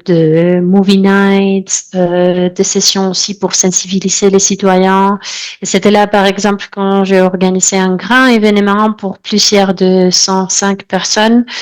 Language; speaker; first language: French; non-native, fluent; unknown